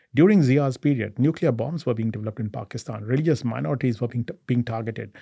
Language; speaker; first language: English; non-native, local second language; Hindi